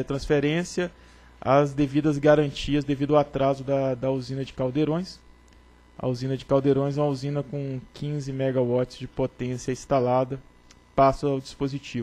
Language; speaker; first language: Portuguese; native; Portuguese